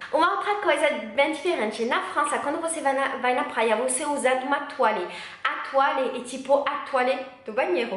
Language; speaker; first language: Portuguese; non-native, learner; French